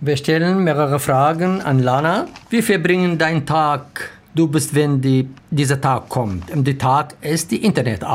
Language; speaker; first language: German; non-native, learner; Arabic